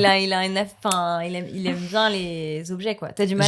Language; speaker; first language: French; native; French